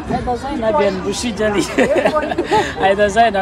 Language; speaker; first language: Chinese; non-native, learner; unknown